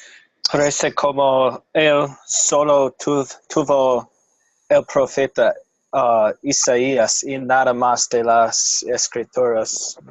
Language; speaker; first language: Spanish; non-native, fluent; English